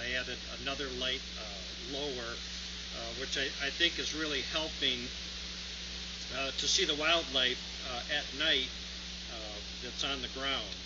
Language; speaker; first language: English; native; English